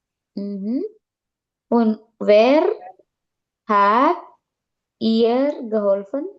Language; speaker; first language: German; non-native, learner; Indonesian